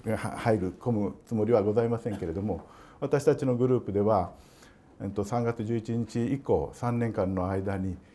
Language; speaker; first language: Japanese; native; Japanese